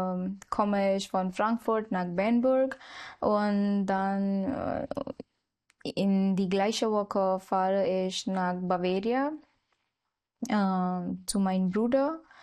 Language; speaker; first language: German; non-native, learner; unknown